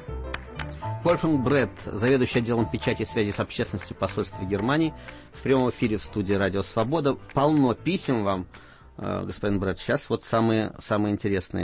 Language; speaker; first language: Russian; native; Russian